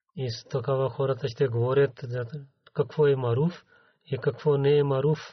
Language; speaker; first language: Bulgarian; non-native, learner; Urdu